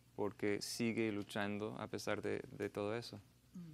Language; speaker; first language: Spanish; non-native, fluent; English